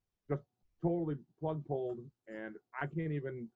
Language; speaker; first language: English; native; English